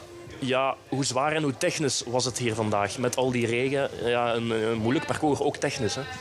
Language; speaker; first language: Dutch; native; Dutch